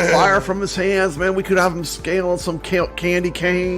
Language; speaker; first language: English; native; English